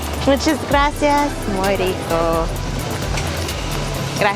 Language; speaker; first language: Spanish; non-native, learner; English